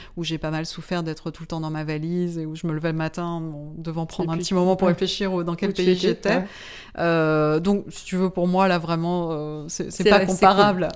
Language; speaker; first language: French; native; French